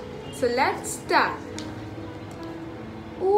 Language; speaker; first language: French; non-native, learner; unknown